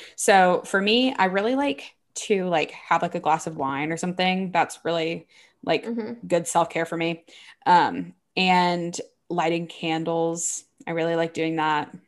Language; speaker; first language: English; native; English